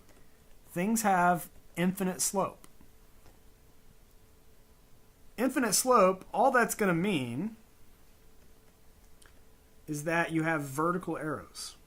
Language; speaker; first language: English; native; English